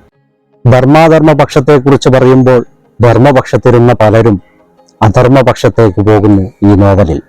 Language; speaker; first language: Malayalam; native; Malayalam